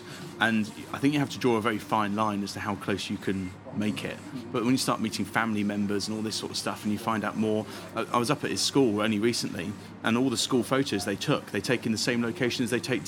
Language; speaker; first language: English; native; English